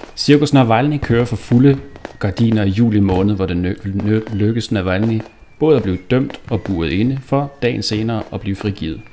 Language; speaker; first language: Danish; native; Danish